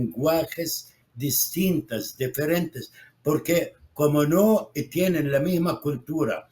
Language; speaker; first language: Spanish; non-native, fluent; Arabic